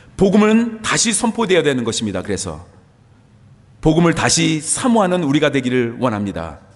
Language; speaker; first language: Korean; native; Korean